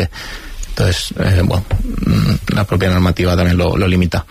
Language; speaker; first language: Spanish; native; Spanish